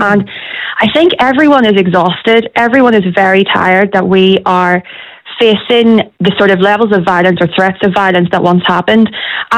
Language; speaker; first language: English; native; English